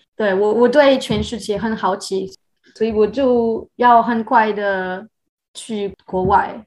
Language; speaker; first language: Chinese; non-native, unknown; French